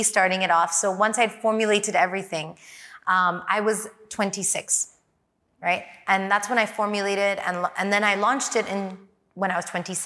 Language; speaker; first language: English; native; English